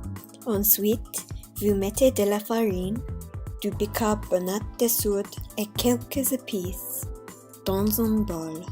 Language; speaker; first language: French; non-native, learner; English